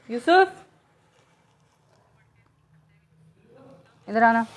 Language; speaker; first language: Urdu; native; Urdu